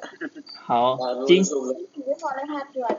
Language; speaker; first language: Chinese; non-native, fluent; Lao